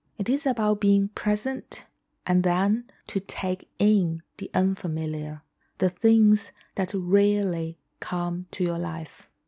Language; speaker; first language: English; non-native, fluent; Chinese